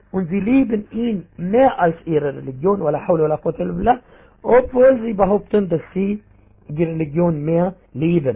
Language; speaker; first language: German; non-native, fluent; Arabic